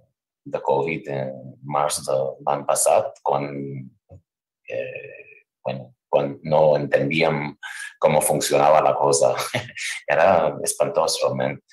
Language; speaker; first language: Catalan; non-native, fluent; English